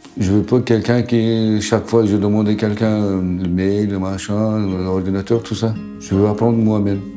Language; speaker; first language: French; non-native, learner; Turkish